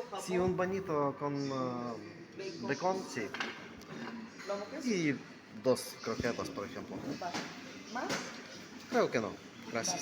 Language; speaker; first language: Spanish; non-native, learner; Ukrainian